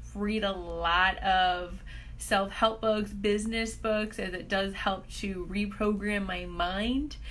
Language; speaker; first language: English; native; English